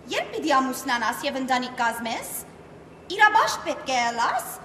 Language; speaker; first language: Armenian; early bilingual, other home language; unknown